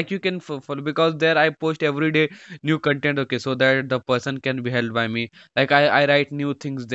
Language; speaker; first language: English; non-native, local second language; Hindi